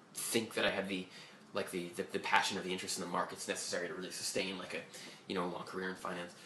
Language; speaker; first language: English; native; English